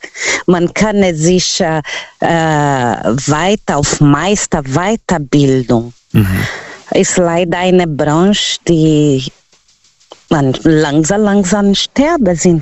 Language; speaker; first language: German; non-native, local second language; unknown